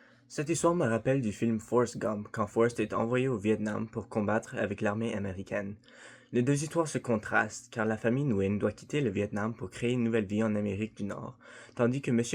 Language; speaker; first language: French; non-native, fluent; English